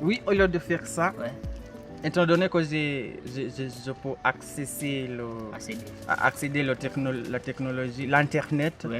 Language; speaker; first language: French; non-native, learner; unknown